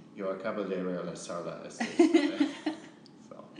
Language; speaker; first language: Spanish; non-native, learner; English